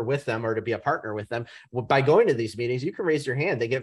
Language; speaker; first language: English; native; English